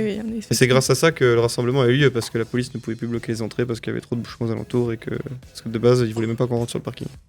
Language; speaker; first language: French; native; French